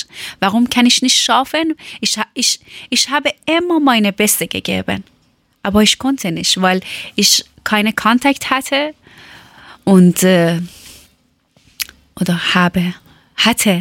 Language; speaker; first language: German; non-native, learner; Persian